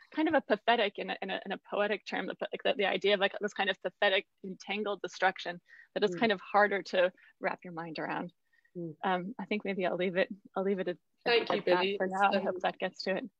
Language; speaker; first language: English; native; English